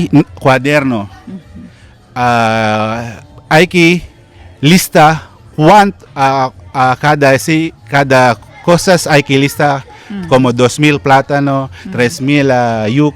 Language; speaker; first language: Spanish; non-native, learner; Filipino